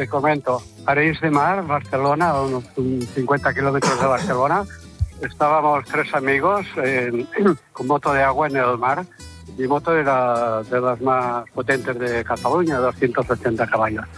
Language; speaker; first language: Spanish; native; Spanish